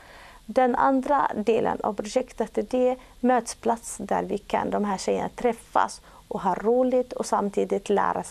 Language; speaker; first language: Swedish; non-native, fluent; Arabic